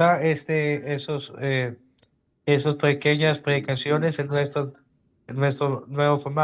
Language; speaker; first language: Spanish; non-native, fluent; Dutch